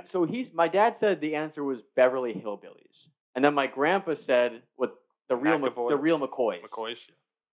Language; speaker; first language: English; native; English